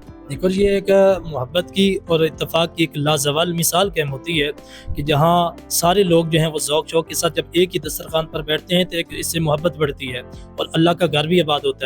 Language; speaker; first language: Urdu; native; Urdu